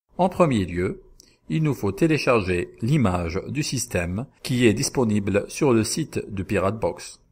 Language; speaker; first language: French; non-native, local second language; Arabic